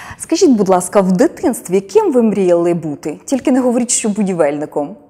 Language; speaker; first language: Ukrainian; native; Ukrainian